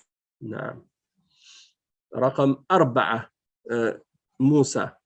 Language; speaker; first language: Arabic; non-native, fluent; French